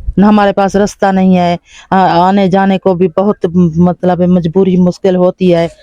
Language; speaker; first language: Urdu; non-native, local second language; Punjabi